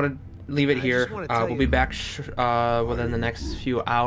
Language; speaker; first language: English; native; English